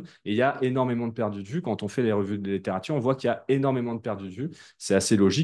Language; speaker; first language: French; native; French